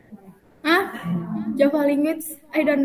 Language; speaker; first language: English; non-native, learner; Indonesian